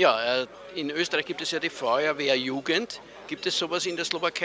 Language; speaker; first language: German; native; German